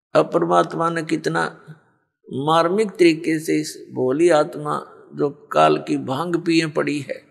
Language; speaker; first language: Hindi; native; Hindi